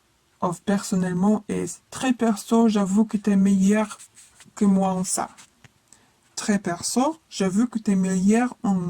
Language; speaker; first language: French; non-native, fluent; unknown